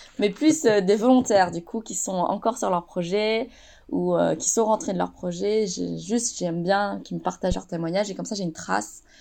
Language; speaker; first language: French; native; French